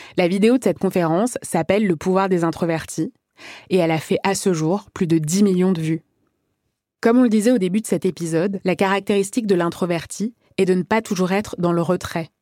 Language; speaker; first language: French; native; French